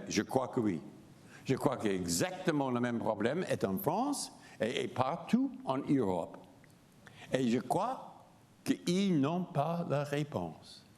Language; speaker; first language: French; non-native, fluent; English